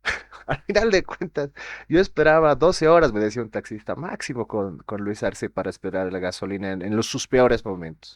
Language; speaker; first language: Spanish; native; Spanish